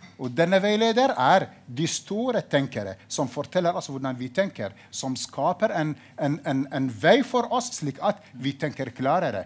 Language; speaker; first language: Norwegian; non-native, fluent; Arabic